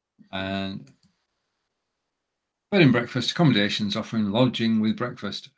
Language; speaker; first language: English; native; English